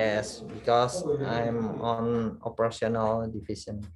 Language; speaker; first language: English; non-native, learner; Indonesian